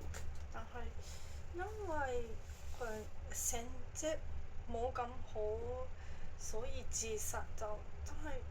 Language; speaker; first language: Cantonese; non-native, fluent; Japanese